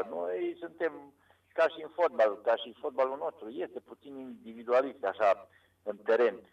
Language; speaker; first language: Romanian; non-native, local second language; Serbian